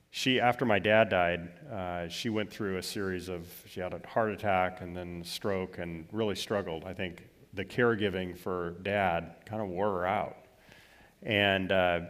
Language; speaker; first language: English; native; English